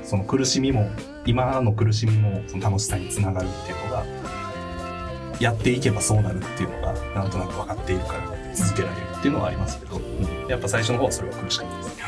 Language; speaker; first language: Japanese; native; Japanese